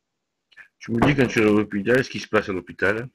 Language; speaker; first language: French; native; French